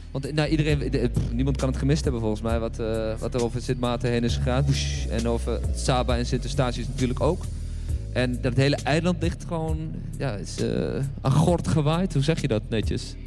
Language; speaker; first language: Dutch; native; Dutch